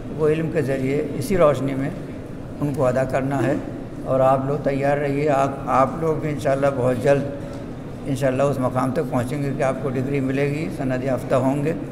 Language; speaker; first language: Urdu; native; Urdu